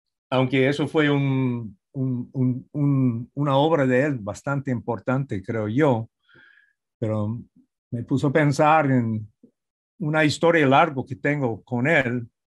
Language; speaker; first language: Spanish; non-native, fluent; English